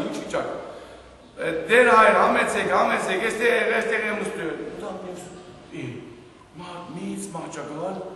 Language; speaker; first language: Armenian; early bilingual, heritage; Armenian